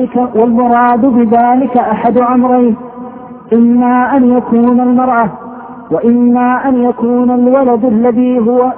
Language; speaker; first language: Arabic; native; Arabic